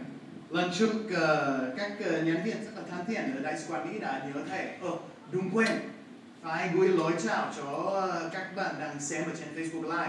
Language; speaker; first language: Vietnamese; non-native, fluent; English